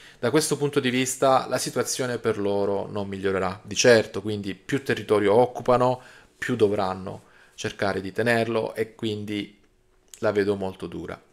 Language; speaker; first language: Italian; native; Italian